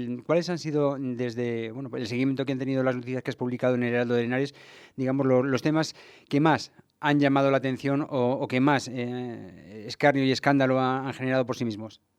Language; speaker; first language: Spanish; native; Spanish